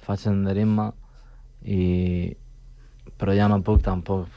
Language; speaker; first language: Catalan; non-native, local second language; Spanish